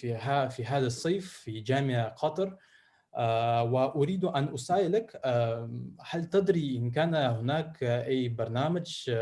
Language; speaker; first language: Arabic; non-native, learner; Russian